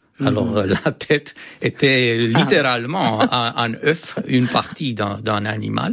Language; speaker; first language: French; non-native, fluent; Romanian